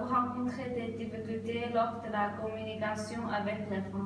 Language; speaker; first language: French; non-native, learner; Chinese